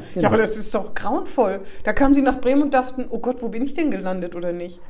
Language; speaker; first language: German; native; German